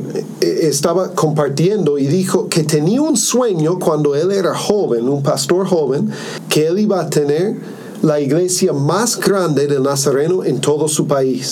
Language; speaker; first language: Spanish; non-native, fluent; English